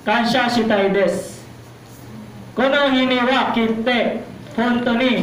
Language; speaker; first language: Japanese; non-native, learner; Filipino